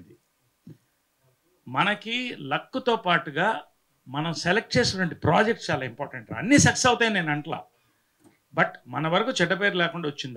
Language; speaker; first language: Telugu; native; Telugu